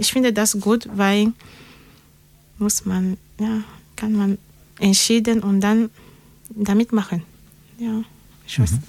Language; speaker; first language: German; non-native, learner; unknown